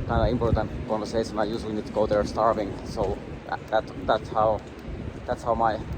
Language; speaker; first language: English; non-native, fluent; Finnish